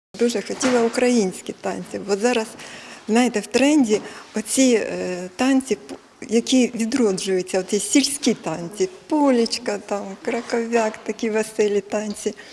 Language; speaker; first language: Ukrainian; native; Ukrainian